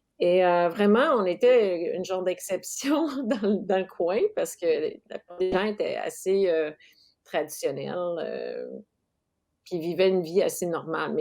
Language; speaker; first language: French; non-native, local second language; English